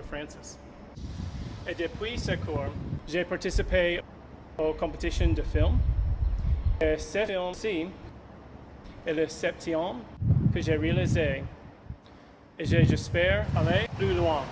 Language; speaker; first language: French; non-native, fluent; English